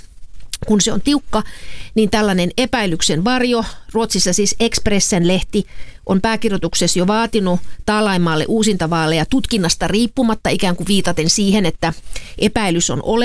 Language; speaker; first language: Finnish; native; Finnish